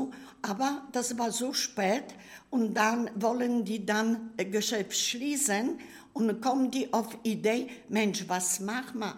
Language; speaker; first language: German; non-native, learner; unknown